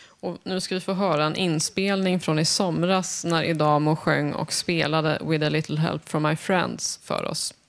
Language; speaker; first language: Swedish; native; Swedish